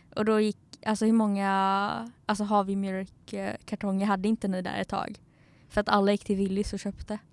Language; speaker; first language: Swedish; native; Swedish